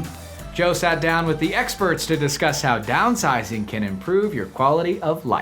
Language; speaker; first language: English; native; English